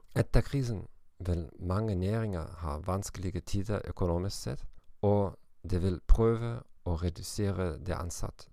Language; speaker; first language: Norwegian; non-native, learner; German